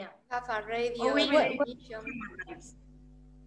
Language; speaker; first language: English; non-native, fluent; Spanish